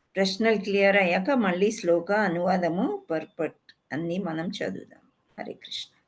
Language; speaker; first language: Telugu; native; Telugu